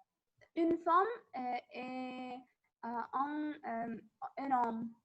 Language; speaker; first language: French; non-native, learner; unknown